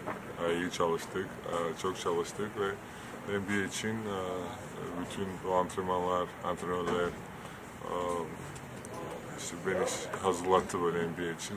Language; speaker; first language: Turkish; non-native, fluent; Georgian